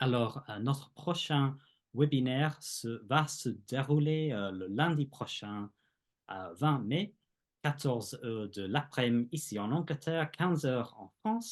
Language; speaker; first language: French; non-native, fluent; English